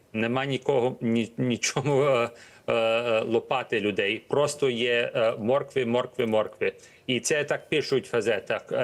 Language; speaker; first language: Ukrainian; early bilingual, heritage; Ukrainian